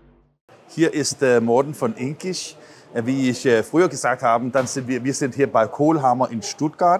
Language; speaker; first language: German; non-native, learner; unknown